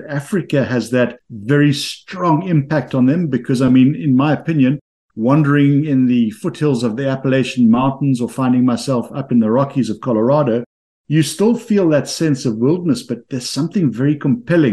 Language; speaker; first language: English; native; English